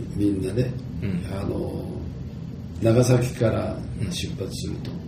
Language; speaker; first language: Japanese; native; Japanese